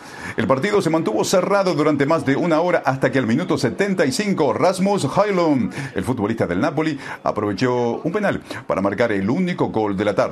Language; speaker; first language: Spanish; native; Spanish